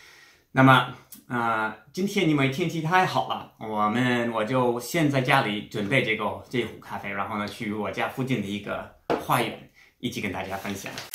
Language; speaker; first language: Chinese; non-native, fluent; English